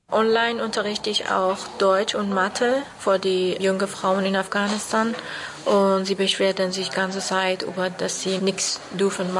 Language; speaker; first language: German; non-native, learner; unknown